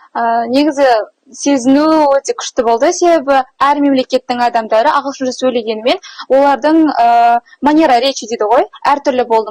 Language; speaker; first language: Kazakh; native; Kazakh